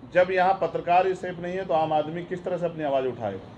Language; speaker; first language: Hindi; native; Hindi